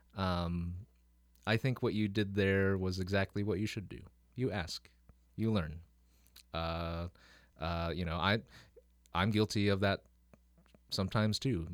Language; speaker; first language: English; early bilingual, other home language; Filipino